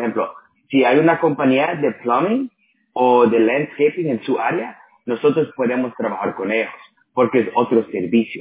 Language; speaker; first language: Spanish; early bilingual, other home language; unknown